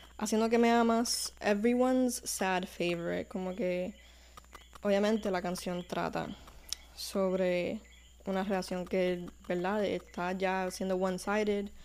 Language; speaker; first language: Spanish; early bilingual, heritage; Spanish